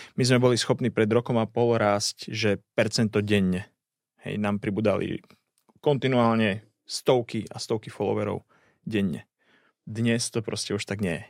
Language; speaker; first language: Slovak; native; Slovak